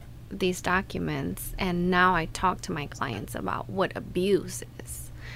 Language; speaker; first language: English; non-native, fluent; Spanish